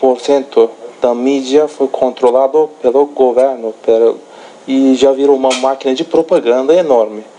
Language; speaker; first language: Portuguese; non-native, fluent; Turkish